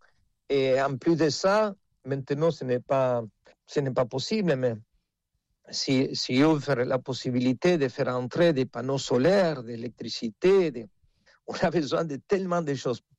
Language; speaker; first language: French; non-native, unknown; Spanish